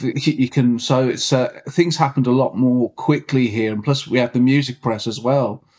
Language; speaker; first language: English; native; English